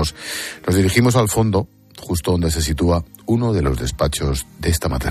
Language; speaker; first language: Spanish; native; Spanish